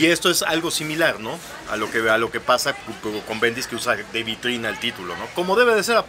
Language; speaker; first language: Spanish; native; Spanish